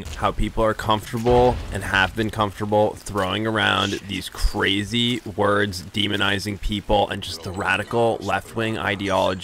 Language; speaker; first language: English; native; English